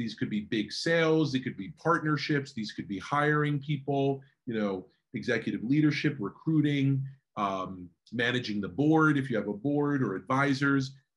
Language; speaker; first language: English; early bilingual, other home language; Spanish